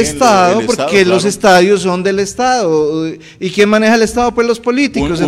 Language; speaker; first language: Spanish; native; Spanish